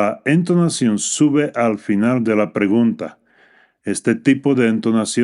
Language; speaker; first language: Spanish; non-native, fluent; English